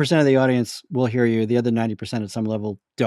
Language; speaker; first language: English; native; English